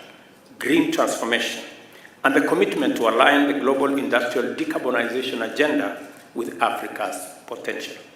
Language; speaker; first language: English; non-native, local second language; Swahili